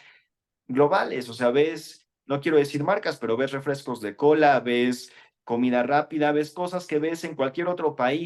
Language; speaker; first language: Spanish; native; Spanish